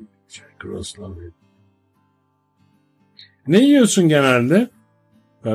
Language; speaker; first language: Turkish; native; Turkish